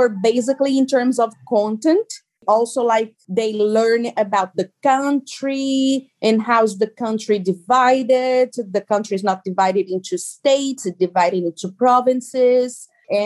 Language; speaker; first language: English; non-native, fluent; Portuguese